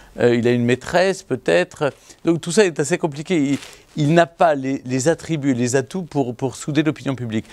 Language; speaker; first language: French; native; French